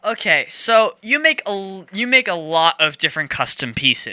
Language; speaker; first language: English; native; English